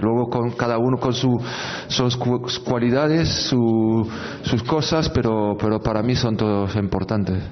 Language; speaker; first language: Spanish; non-native, fluent; French